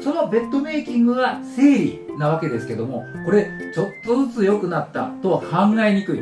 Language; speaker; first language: Japanese; native; Japanese